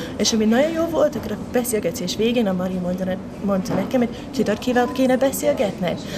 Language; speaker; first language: Hungarian; non-native, fluent; English